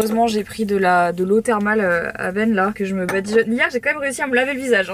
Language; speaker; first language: French; native; French